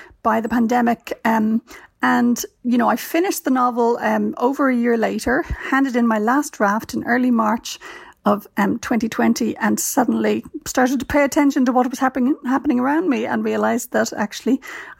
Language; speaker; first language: English; native; English